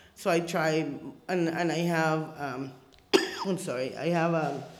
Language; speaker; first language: English; early bilingual, other home language; Spanish